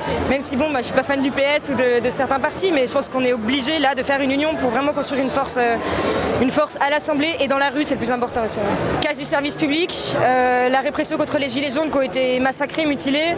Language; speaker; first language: French; native; French